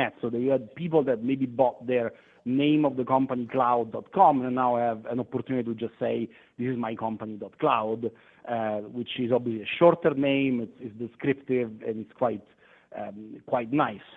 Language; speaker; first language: English; non-native, fluent; Italian